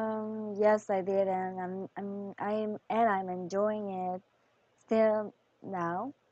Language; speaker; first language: English; non-native, learner; Korean